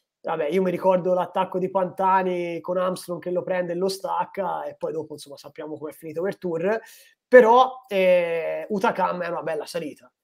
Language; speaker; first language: Italian; native; Italian